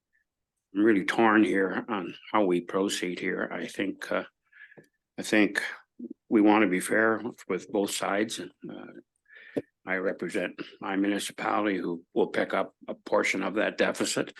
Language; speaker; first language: English; native; English